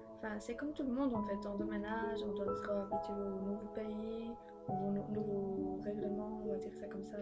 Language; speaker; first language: French; early bilingual, other home language; Polish